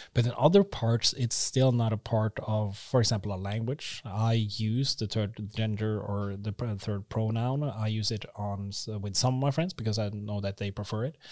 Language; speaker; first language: English; non-native, fluent; Norwegian